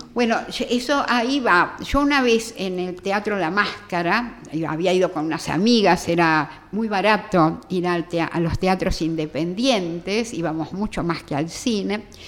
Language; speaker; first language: Spanish; native; Spanish